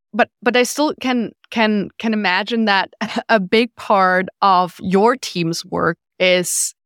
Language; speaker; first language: English; non-native, fluent; German